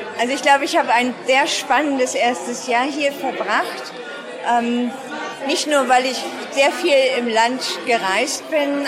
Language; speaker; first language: German; native; German